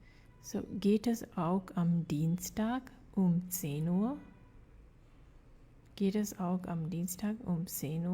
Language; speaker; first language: German; non-native, fluent; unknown